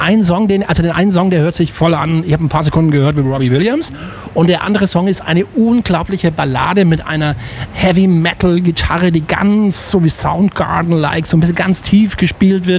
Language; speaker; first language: German; native; German